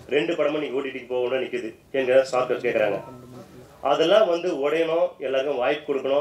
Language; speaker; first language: Tamil; native; Tamil